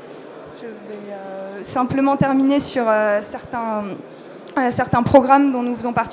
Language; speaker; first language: French; native; French